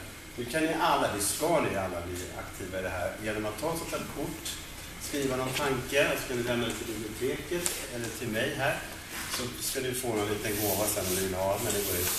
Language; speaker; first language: Swedish; native; Swedish